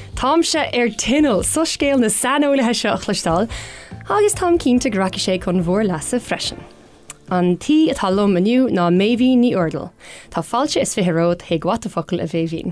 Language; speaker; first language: Irish; non-native, local second language; English